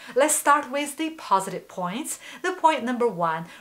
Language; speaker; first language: English; non-native, fluent; Chinese